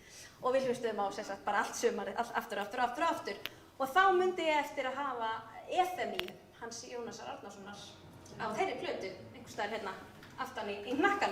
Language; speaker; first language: Icelandic; native; Icelandic